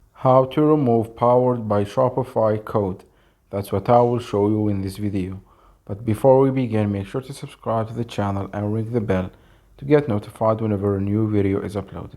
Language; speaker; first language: English; non-native, fluent; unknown